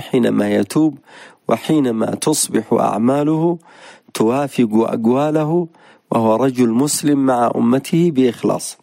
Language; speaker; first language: Arabic; native; Arabic